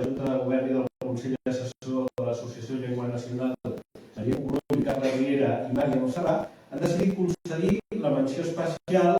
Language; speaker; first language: Catalan; native; Catalan